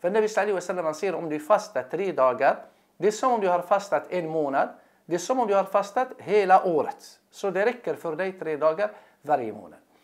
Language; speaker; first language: Swedish; non-native, fluent; Arabic